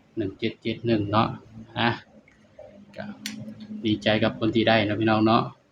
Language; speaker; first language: Thai; non-native, local second language; Lao